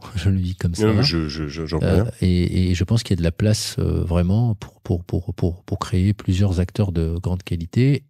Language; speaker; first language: French; non-native, local second language; Arabic